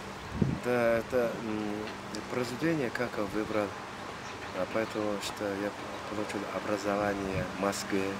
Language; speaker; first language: Russian; non-native, learner; Mongolian